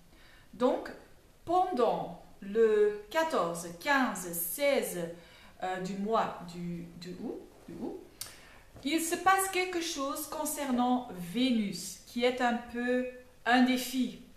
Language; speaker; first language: French; non-native, fluent; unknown